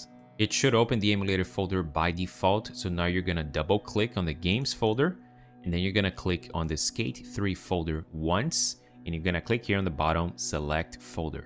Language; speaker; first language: English; non-native, fluent; Portuguese